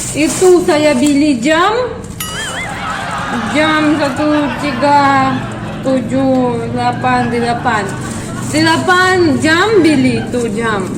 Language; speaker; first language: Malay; non-native, learner; Russian